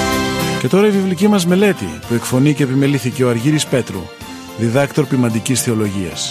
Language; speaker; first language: Greek; native; Greek